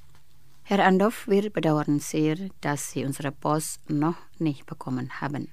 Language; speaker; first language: German; non-native, fluent; Indonesian